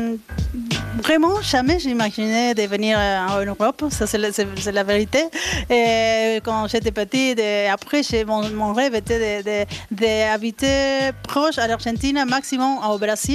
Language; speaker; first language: French; non-native, learner; Spanish